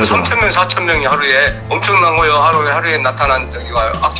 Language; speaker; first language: Korean; native; Korean